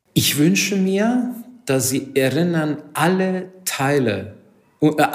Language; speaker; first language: German; non-native, fluent; Hungarian